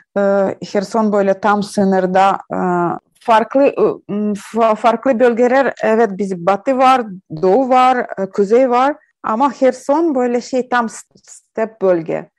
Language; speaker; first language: Turkish; non-native, learner; Ukrainian